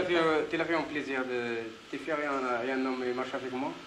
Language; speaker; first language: French; non-native, learner; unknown